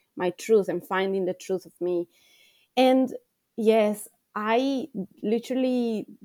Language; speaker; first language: English; non-native, fluent; Spanish